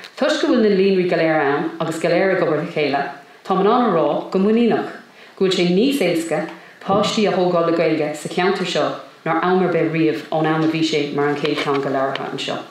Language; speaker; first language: Irish; non-native, local second language; English